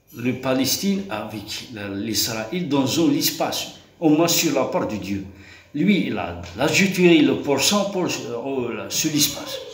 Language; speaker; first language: French; non-native, local second language; Kabyle